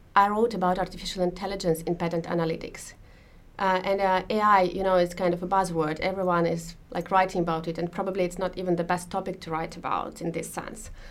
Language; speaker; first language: English; non-native, fluent; Russian